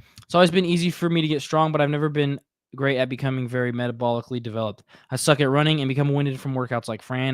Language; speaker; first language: English; native; English